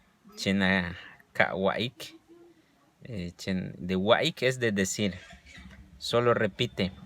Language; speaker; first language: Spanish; non-native, local second language; Yucateco